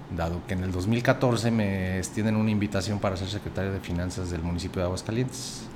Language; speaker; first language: Spanish; native; Spanish